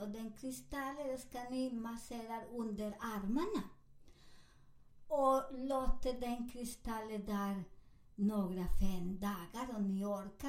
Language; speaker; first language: Swedish; non-native, learner; Spanish